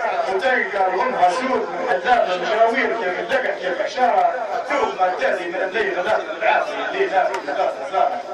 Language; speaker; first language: Arabic; native; Arabic